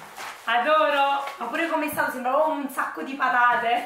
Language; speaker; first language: Italian; native; Italian